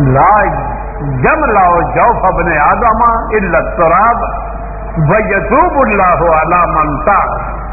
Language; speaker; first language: Urdu; non-native, local second language; Punjabi